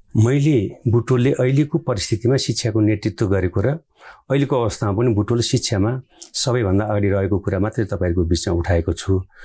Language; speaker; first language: Nepali; native; Nepali